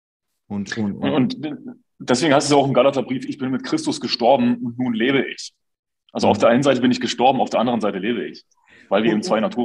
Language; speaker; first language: German; native; German